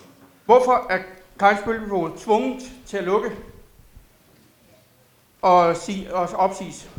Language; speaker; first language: Danish; native; Danish